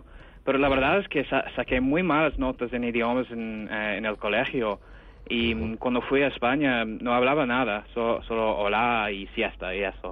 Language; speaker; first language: Spanish; non-native, fluent; English